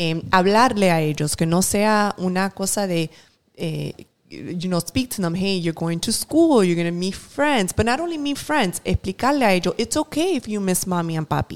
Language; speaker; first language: English; early bilingual, other home language; Spanish